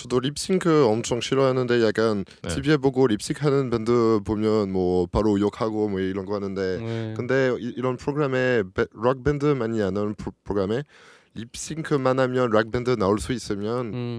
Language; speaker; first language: Korean; non-native, learner; French